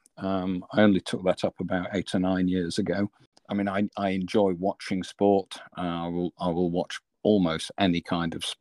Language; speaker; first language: English; native; English